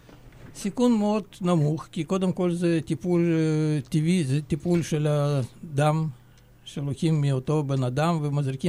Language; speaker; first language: Hebrew; non-native, fluent; Russian